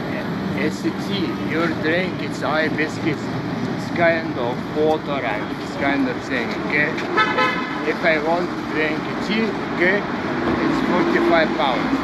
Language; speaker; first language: English; non-native, learner; Arabic